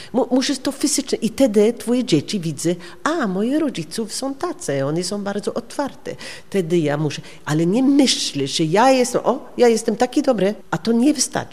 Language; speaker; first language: Polish; non-native, learner; Norwegian